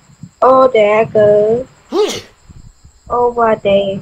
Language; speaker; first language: English; non-native, learner; Khmer